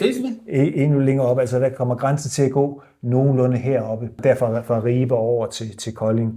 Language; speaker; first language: Danish; native; Danish